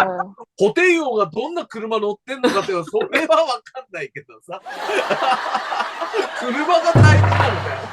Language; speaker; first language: Japanese; native; Japanese